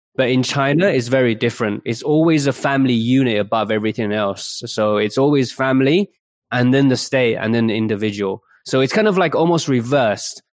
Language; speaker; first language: English; early bilingual, other home language; Chinese